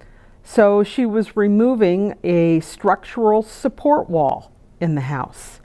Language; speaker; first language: English; native; English